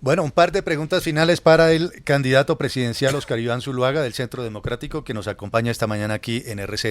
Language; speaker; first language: Spanish; native; Spanish